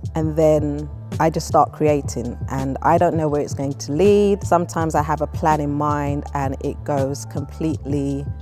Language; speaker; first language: English; native; English